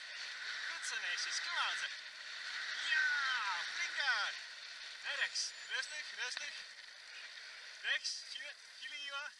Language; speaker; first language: Dutch; native; Dutch